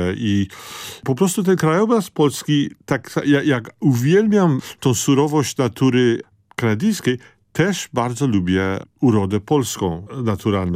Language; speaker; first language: Polish; early bilingual, other home language; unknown